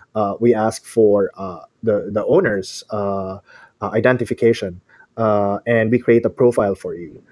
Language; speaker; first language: English; non-native, local second language; Filipino